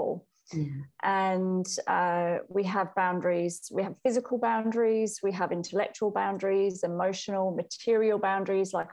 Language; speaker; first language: English; native; English